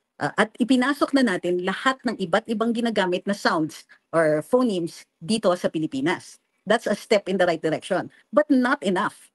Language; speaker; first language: Filipino; native; Filipino